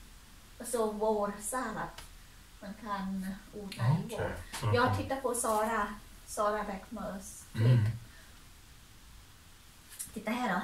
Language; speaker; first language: Swedish; non-native, learner; Thai